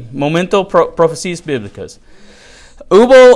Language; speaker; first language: Spanish; non-native, learner; English